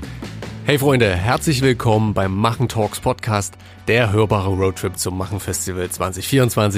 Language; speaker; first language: German; native; German